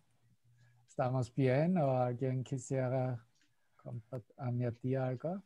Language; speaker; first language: Spanish; non-native, fluent; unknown